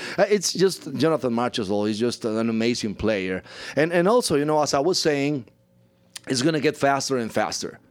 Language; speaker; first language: English; non-native, fluent; Spanish